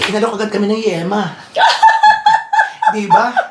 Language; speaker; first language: Filipino; native; Filipino